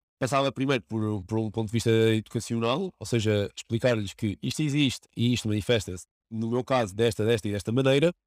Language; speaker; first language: Portuguese; native; Portuguese